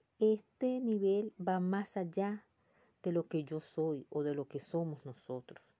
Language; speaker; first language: Spanish; native; Spanish